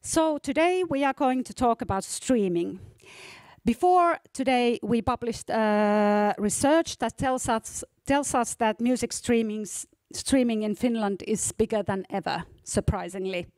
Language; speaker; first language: English; non-native, fluent; Finnish